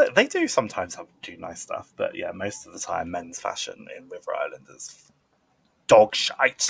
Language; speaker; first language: English; native; English